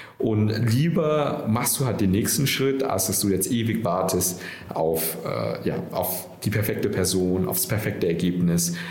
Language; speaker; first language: German; early bilingual, other home language; Vietnamese